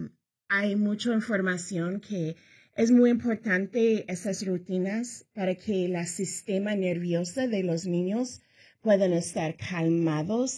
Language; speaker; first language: Spanish; early bilingual, heritage; Spanish